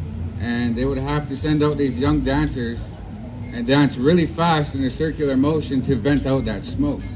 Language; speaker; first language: English; native; English